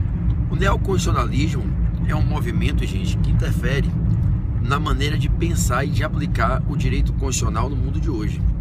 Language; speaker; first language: Portuguese; native; Portuguese